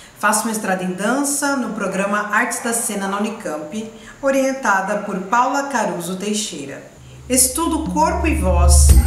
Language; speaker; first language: Portuguese; native; Portuguese